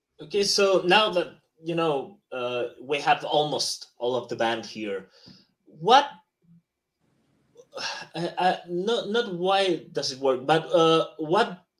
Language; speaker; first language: English; non-native, fluent; Spanish